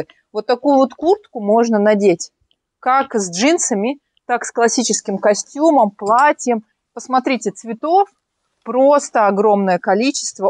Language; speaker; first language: Russian; native; Russian